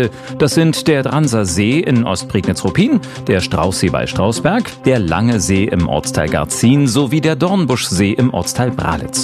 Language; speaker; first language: German; native; German